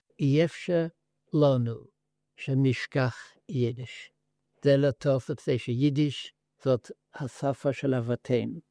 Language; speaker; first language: Hebrew; non-native, learner; Yiddish